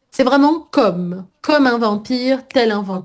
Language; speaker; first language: French; native; French